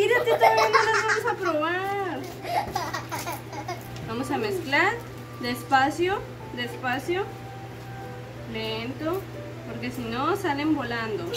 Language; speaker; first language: Spanish; native; Spanish